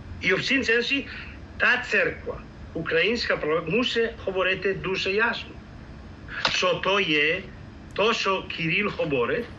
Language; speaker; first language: Ukrainian; non-native, fluent; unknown